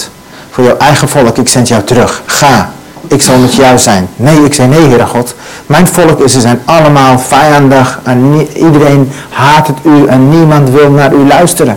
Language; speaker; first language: Dutch; non-native, learner; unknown